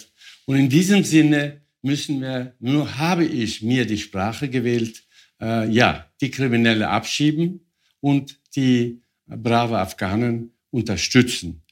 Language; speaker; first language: German; non-native, fluent; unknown